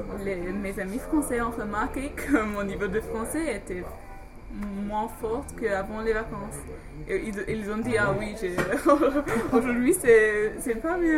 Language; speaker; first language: French; non-native, fluent; English